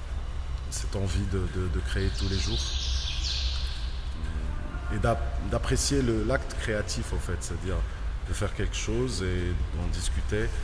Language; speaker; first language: French; non-native, local second language; Arabic